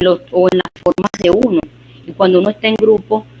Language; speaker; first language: Spanish; native; Spanish